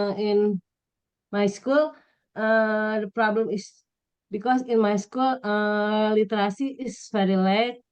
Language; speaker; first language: English; non-native, learner; Indonesian